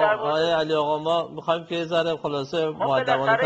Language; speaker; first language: Persian; native; Persian